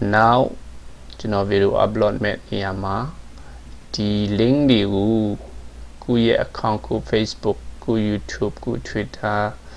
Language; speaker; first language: Burmese; non-native, local second language; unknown